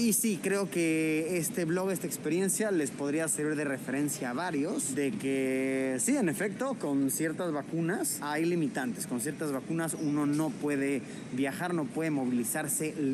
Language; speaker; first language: Spanish; native; Spanish